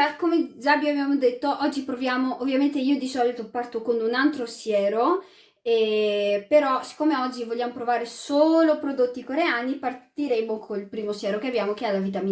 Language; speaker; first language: Italian; early bilingual, other home language; Arabic